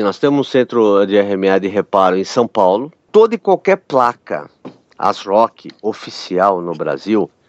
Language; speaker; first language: Portuguese; native; Portuguese